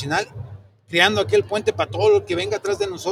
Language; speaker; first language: Spanish; native; Spanish